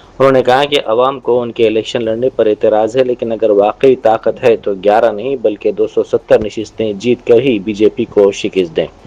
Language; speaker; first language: Urdu; native; Urdu